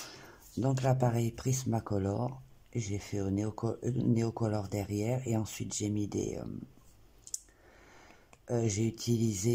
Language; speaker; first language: French; native; French